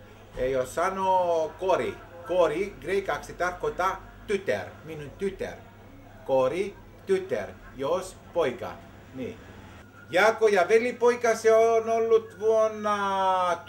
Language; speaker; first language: Finnish; non-native, learner; Greek